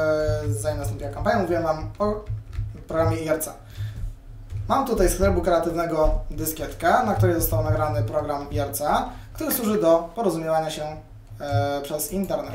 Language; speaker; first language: Polish; native; Polish